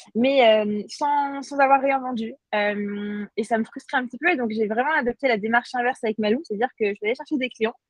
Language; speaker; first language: French; native; French